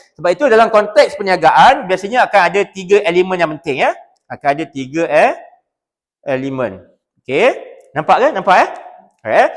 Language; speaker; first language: Malay; native; Malay